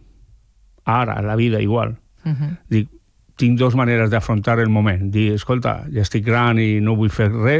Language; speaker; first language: Catalan; native; Catalan